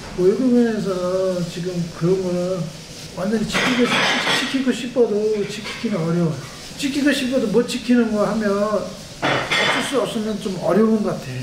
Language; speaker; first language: Korean; non-native, fluent; Nepali